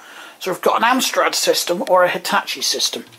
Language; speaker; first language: English; native; English